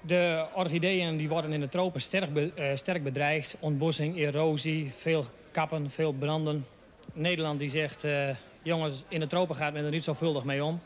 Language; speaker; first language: Dutch; native; Dutch